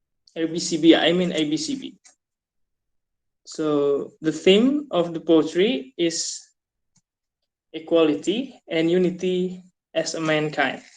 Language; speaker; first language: English; non-native, fluent; Indonesian